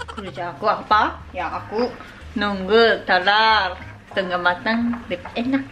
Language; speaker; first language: Indonesian; non-native, learner; Japanese